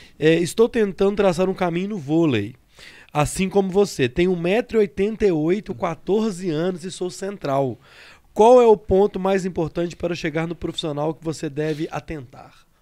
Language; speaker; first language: Portuguese; native; Portuguese